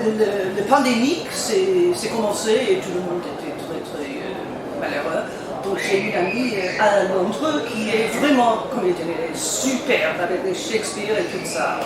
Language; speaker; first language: French; non-native, learner; English